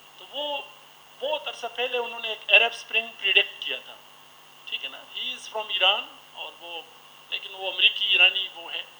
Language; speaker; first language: Urdu; non-native, local second language; Pashto